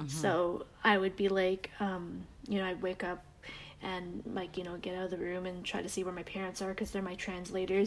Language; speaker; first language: English; native; English